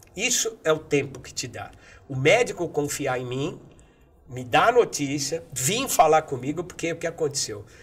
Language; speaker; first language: Portuguese; native; Portuguese